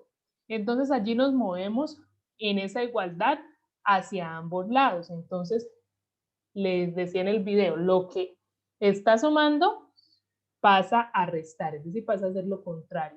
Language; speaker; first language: Spanish; native; Spanish